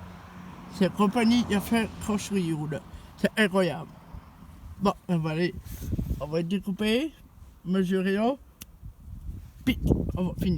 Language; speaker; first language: French; non-native, learner; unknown